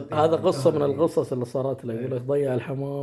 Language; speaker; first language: Arabic; native; Arabic